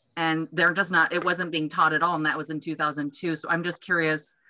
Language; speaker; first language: English; native; English